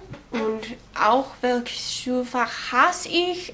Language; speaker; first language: German; non-native, learner; English